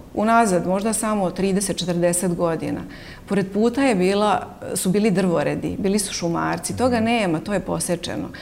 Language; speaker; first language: Serbian; native; Serbian